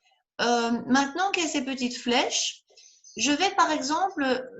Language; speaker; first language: French; native; French